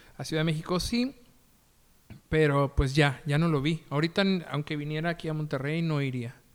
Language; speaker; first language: Spanish; native; Spanish